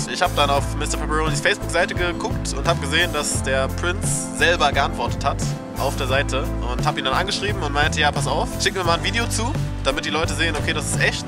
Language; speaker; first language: German; native; German